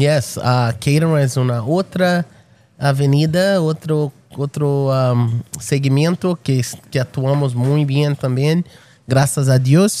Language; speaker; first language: Spanish; non-native, fluent; Portuguese